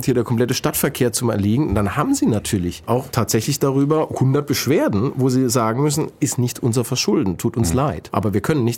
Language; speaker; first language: German; native; German